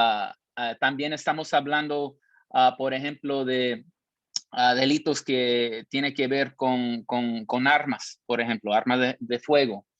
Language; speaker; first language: Spanish; early bilingual, heritage; Spanish